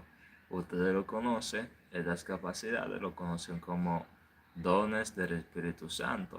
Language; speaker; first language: Spanish; native; Spanish